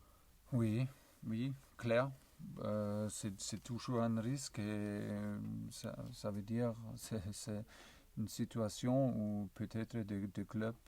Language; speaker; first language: French; non-native, learner; German